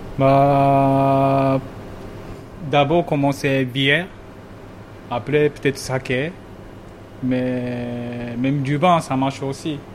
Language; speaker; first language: French; non-native, learner; Japanese